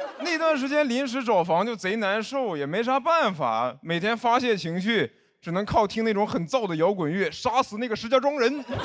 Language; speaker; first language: Chinese; native; Chinese